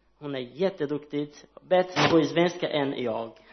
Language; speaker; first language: Swedish; non-native, learner; Portuguese